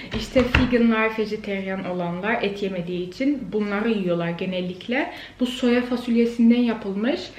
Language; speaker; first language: Turkish; native; Turkish